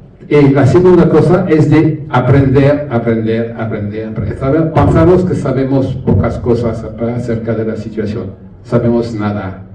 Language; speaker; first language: Spanish; non-native, learner; French